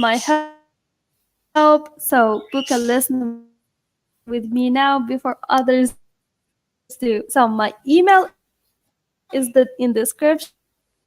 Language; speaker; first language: English; non-native, fluent; Arabic